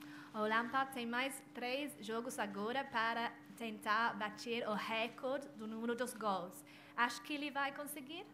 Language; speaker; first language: Portuguese; non-native, fluent; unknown